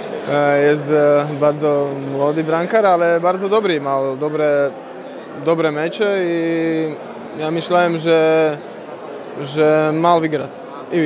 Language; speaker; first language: Polish; non-native, learner; Slovak